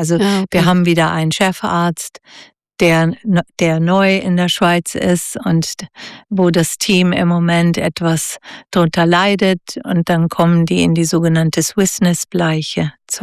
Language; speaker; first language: German; native; German